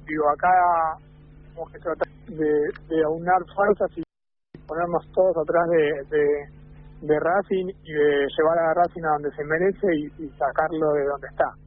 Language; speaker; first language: Spanish; native; Spanish